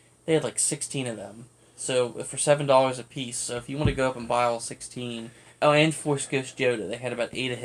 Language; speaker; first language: English; native; English